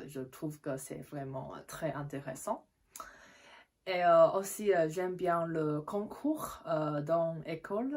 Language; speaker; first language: French; non-native, fluent; Chinese